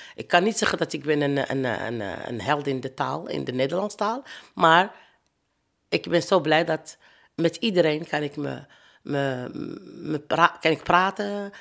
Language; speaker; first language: Dutch; non-native, fluent; Arabic